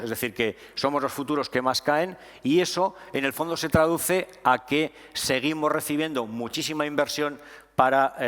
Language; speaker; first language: Spanish; native; Spanish